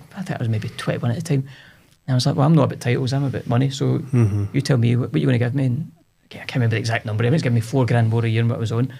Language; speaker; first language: English; native; English